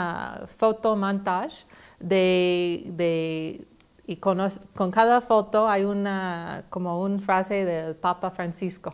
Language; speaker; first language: Spanish; non-native, fluent; English